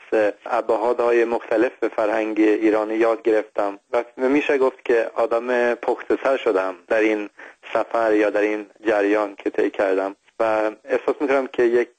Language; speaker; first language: Persian; non-native, fluent; Swedish